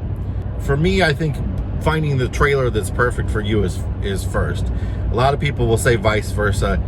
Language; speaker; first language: English; native; English